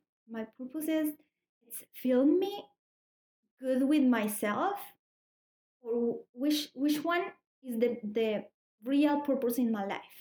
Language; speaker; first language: English; non-native, learner; Spanish